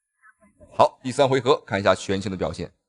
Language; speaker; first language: Chinese; native; Chinese